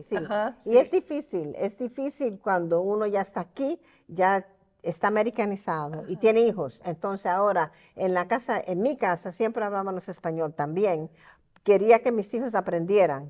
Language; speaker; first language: Spanish; early bilingual, heritage; Spanish